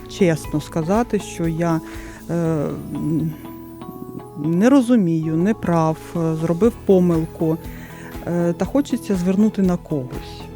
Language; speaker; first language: Ukrainian; non-native, local second language; Russian